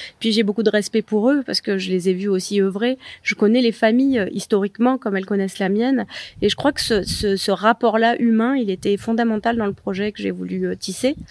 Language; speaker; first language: French; native; French